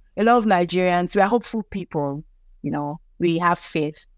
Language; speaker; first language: English; non-native, local second language; Yoruba